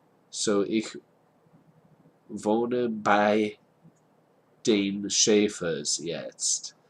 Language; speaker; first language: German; non-native, fluent; English